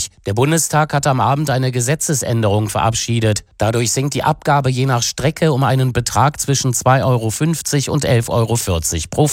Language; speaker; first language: German; native; German